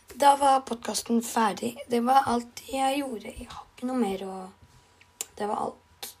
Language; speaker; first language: Norwegian; non-native, learner; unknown